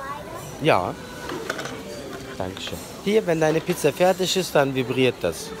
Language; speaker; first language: German; early bilingual, other home language; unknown